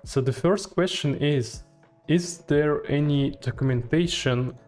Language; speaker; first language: English; non-native, fluent; Russian